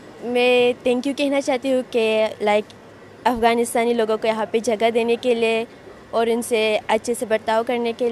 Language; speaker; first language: Hindi; non-native, fluent; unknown